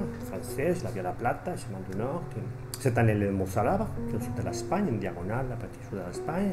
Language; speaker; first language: French; non-native, fluent; Spanish